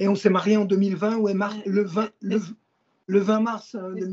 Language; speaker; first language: French; native; French